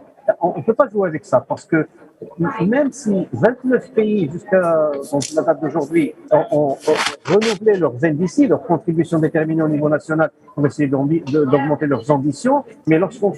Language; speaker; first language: French; non-native, local second language; Arabic